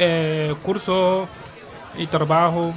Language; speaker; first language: Spanish; non-native, learner; Mandingo